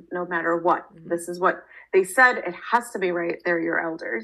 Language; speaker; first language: English; native; English